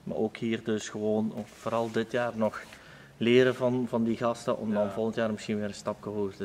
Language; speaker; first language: Dutch; native; Dutch